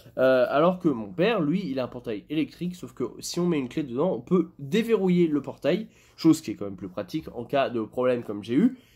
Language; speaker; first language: French; native; French